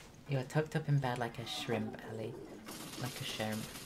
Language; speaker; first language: English; native; English